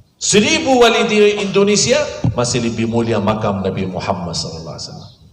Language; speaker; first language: Indonesian; non-native, fluent; Arabic